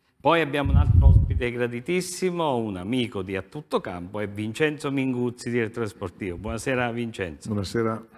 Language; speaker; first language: Italian; native; Italian